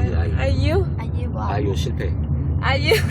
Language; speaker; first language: Korean; non-native, learner; Vietnamese